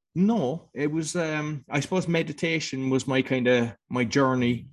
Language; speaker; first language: English; native; English